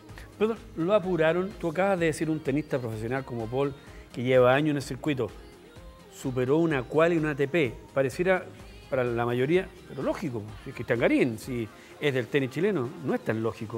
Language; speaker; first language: Spanish; native; Spanish